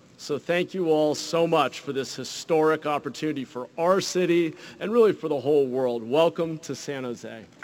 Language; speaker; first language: English; native; English